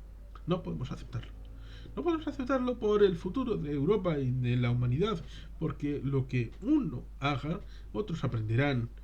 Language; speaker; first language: Spanish; native; Spanish